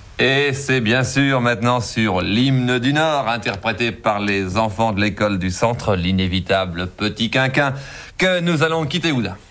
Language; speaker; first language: French; native; French